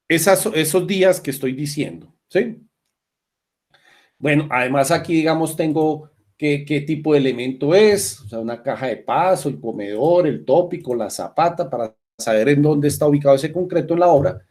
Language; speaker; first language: Spanish; native; Spanish